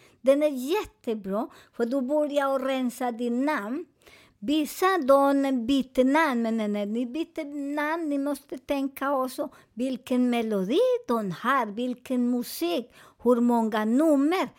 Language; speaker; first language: Swedish; non-native, fluent; Spanish